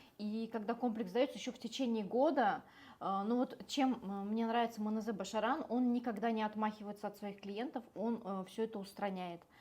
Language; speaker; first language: Russian; native; Russian